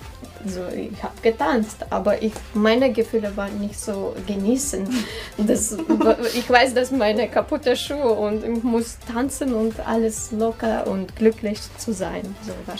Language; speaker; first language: German; non-native, learner; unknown